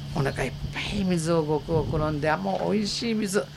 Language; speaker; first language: Japanese; native; Japanese